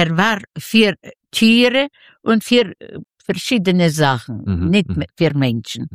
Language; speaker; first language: German; non-native, learner; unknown